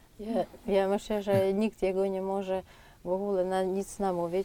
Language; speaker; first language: Polish; non-native, fluent; Ukrainian